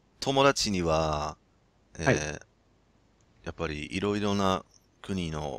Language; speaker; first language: Japanese; non-native, learner; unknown